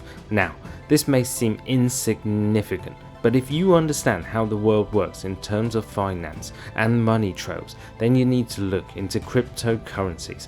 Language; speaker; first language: English; native; English